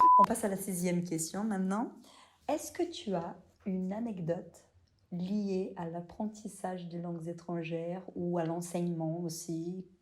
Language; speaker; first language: French; non-native, fluent; Portuguese